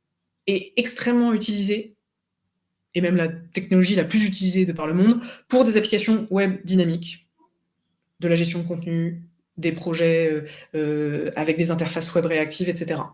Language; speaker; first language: French; native; French